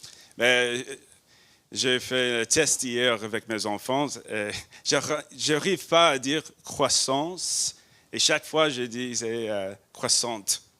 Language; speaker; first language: French; non-native, learner; English